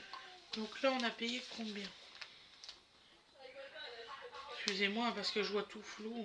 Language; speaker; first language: French; native; French